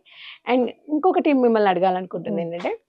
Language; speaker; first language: Telugu; native; Telugu